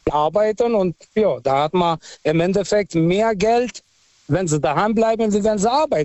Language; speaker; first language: German; early bilingual, other home language; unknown